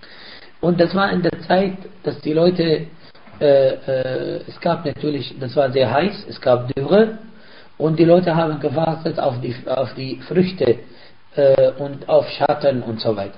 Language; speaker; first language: German; non-native, fluent; Arabic